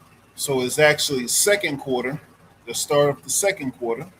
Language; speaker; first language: English; native; English